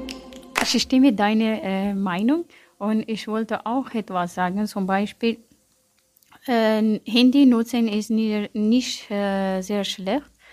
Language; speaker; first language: German; non-native, learner; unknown